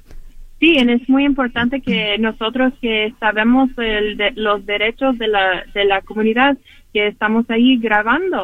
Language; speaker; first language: Spanish; early bilingual, heritage; Spanish